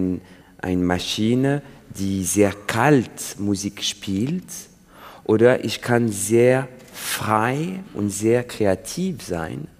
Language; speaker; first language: German; non-native, learner; French